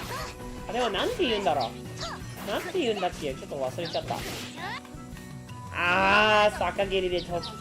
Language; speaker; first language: Japanese; native; Japanese